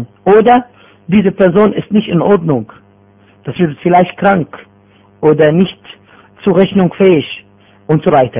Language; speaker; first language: German; non-native, fluent; Arabic